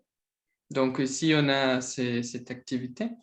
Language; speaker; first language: French; non-native, fluent; Portuguese